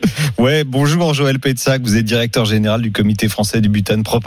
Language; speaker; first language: French; native; French